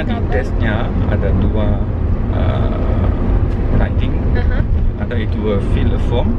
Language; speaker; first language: Indonesian; non-native, learner; French